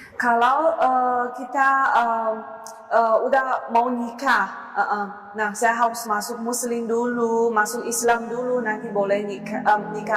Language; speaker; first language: Indonesian; non-native, learner; Chinese